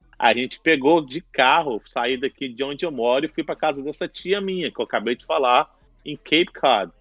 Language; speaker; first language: Portuguese; native; Portuguese